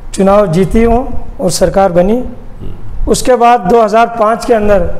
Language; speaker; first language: Hindi; native; Hindi